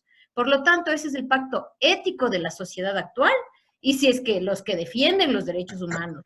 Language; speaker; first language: Spanish; native; Spanish